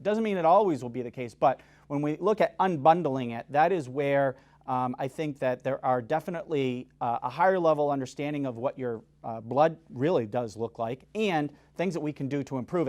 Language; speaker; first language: English; native; English